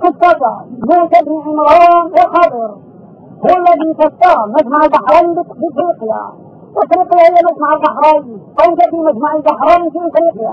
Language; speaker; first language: Arabic; native; Arabic